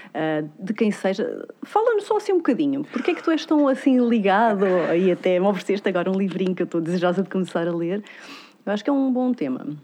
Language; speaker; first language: Portuguese; native; Portuguese